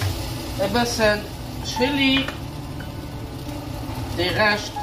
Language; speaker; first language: German; non-native, learner; Dutch